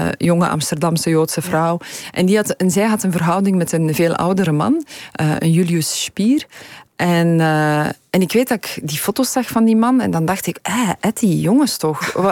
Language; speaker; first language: Dutch; early bilingual, other home language; Polish